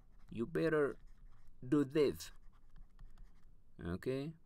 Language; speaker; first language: English; non-native, local second language; Amharic